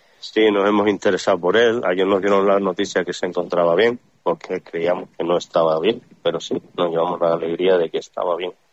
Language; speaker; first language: Spanish; native; Spanish